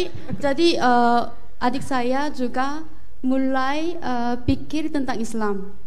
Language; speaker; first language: Indonesian; non-native, fluent; Korean